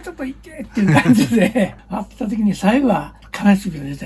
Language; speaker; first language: Japanese; native; Japanese